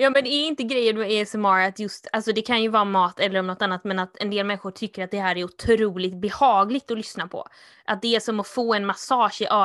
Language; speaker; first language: Swedish; native; Swedish